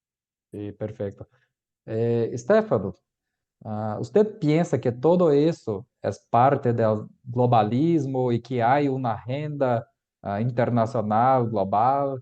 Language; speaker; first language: Spanish; non-native, fluent; Portuguese